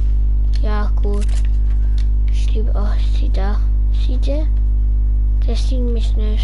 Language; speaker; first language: German; non-native, learner; English